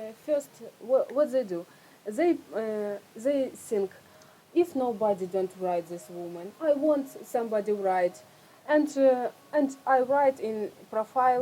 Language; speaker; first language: English; non-native, learner; Russian